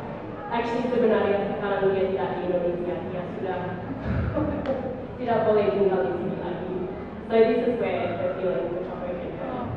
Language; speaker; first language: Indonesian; non-native, fluent; English